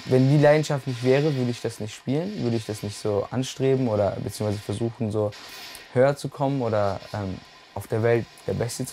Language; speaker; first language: German; native; German